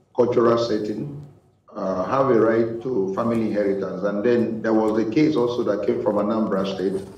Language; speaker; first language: English; non-native, local second language; Igbo